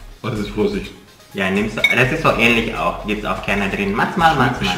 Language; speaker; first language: German; non-native, learner; Indonesian